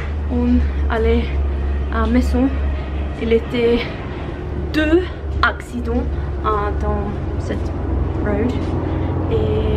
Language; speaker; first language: French; non-native, learner; Norwegian